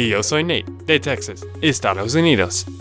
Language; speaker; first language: Spanish; non-native, learner; English